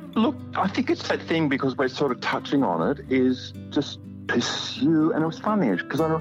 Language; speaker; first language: English; native; English